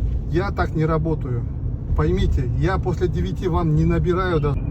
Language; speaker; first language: Russian; non-native, local second language; Kyrgyz